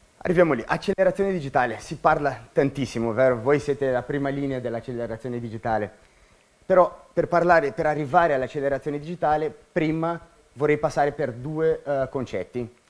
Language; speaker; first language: Italian; non-native, fluent; Portuguese